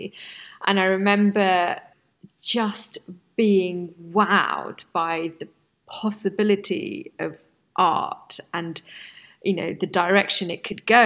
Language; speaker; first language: English; non-native, local second language; Bangla